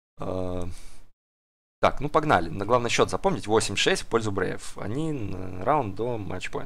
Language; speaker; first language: Russian; native; Russian